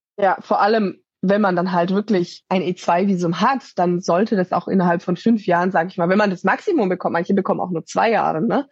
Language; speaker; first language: German; native; German